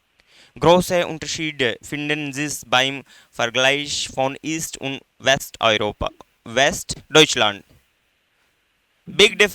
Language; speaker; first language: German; non-native, fluent; Hindi